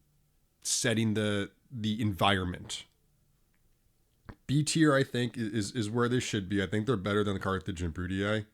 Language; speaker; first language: English; native; English